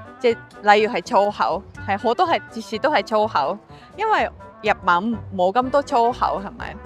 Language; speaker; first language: Cantonese; non-native, fluent; Japanese